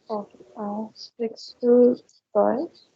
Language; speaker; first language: German; non-native, learner; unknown